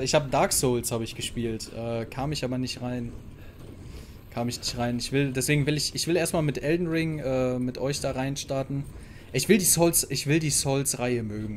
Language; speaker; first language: German; native; German